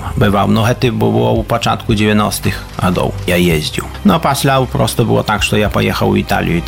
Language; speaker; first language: Russian; non-native, learner; Polish